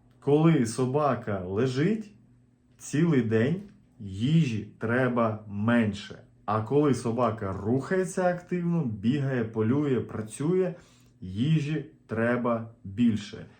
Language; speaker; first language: Ukrainian; native; Ukrainian